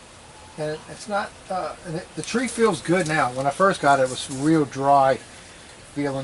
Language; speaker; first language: English; native; English